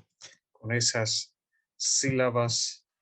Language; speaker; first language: Spanish; non-native, fluent; Bangla